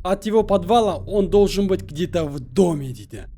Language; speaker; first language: Russian; non-native, local second language; Kazakh